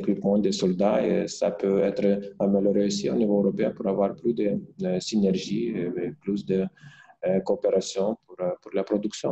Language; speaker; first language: French; non-native, fluent; Lithuanian